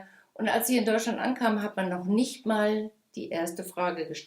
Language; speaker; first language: German; native; German